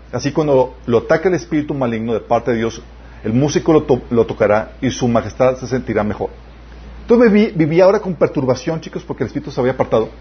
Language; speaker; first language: Spanish; native; Spanish